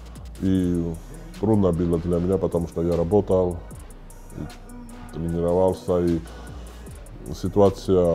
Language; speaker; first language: Russian; non-native, fluent; Georgian